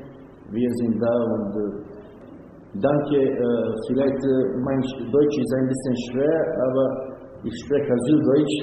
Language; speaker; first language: German; non-native, learner; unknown